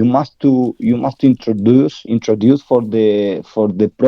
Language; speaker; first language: English; non-native, learner; Spanish